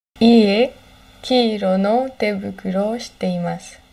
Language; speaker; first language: Japanese; non-native, learner; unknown